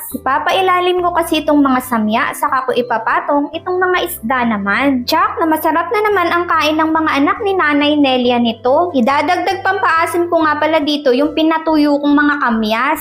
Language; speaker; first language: Filipino; non-native, local second language; Iloko